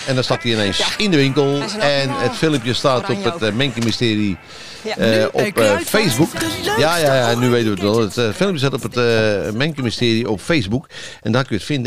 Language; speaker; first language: Dutch; native; Dutch